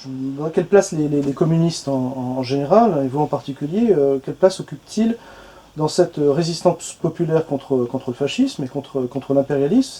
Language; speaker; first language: French; native; French